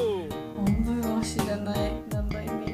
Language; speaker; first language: Japanese; non-native, learner; Georgian